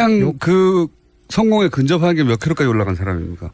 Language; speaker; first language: Korean; native; Korean